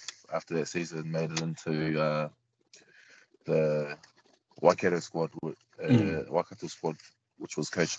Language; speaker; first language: English; native; English